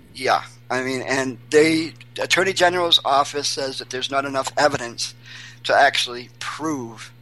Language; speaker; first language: English; native; English